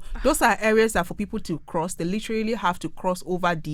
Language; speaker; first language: English; non-native, local second language; Yoruba